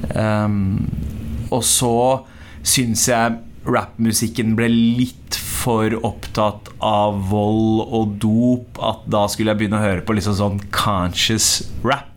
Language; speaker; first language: Norwegian; early bilingual, other home language; Punjabi